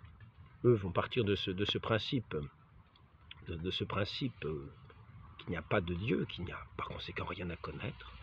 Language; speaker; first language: French; native; French